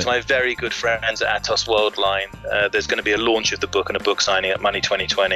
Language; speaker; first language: English; native; English